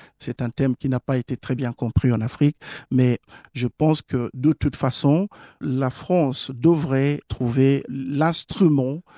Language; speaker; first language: French; non-native, fluent; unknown